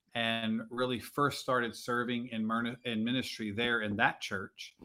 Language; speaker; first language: English; native; English